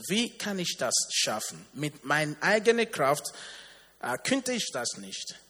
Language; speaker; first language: German; non-native, learner; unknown